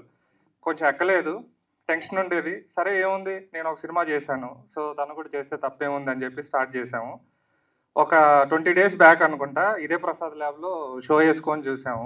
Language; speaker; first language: Telugu; native; Telugu